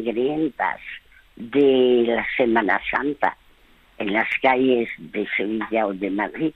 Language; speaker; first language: Spanish; early bilingual, other home language; French